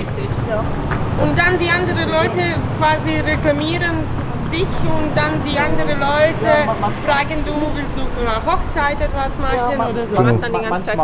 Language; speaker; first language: German; non-native, fluent; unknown